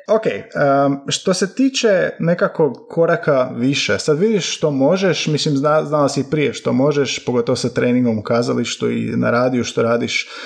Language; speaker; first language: Croatian; native; Croatian